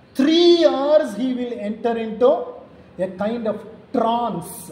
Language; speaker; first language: English; non-native, local second language; Kannada